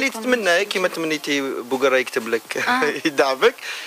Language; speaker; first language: Arabic; native; Arabic